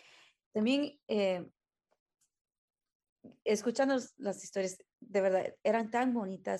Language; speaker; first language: Spanish; early bilingual, heritage; Spanish